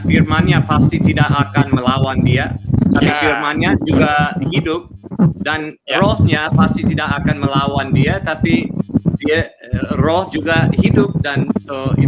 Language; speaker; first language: Indonesian; non-native, learner; English